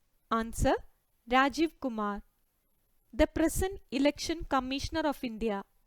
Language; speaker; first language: English; non-native, local second language; Malayalam